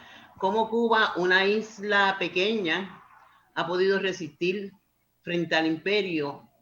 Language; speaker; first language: Spanish; native; Spanish